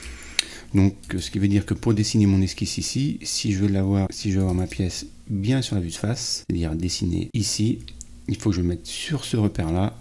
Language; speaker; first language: French; native; French